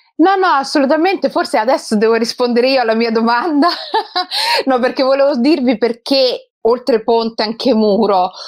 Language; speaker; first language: Italian; early bilingual, other home language; Somali